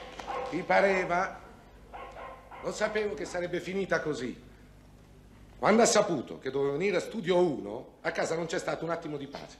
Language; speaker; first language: Italian; native; Italian